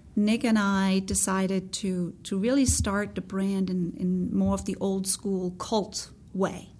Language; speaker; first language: English; non-native, fluent; Danish